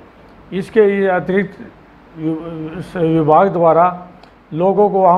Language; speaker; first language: Hindi; native; Hindi